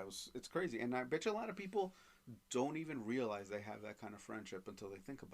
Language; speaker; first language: English; native; English